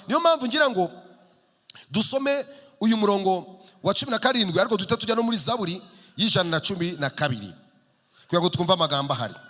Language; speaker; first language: Kinyarwanda; native; Kinyarwanda